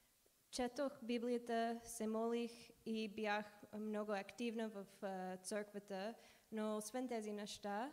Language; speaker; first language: Bulgarian; non-native, learner; English